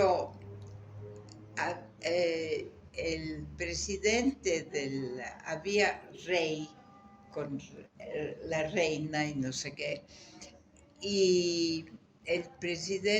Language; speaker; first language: Spanish; native; Spanish